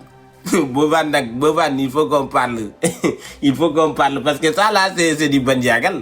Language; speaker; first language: French; non-native, local second language; Wolof